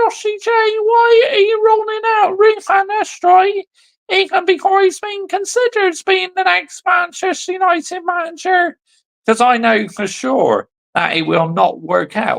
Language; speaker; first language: English; native; English